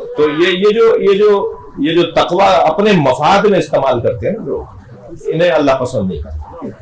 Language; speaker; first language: Urdu; native; Urdu